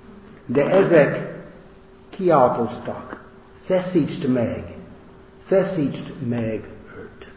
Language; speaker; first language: Hungarian; non-native, learner; English